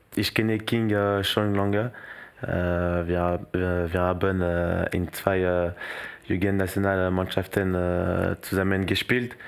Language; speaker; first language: German; non-native, learner; French